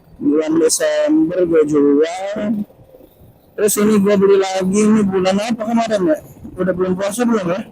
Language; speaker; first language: Indonesian; native; Indonesian